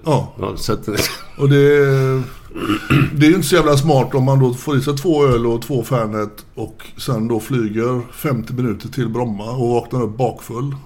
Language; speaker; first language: Swedish; native; Swedish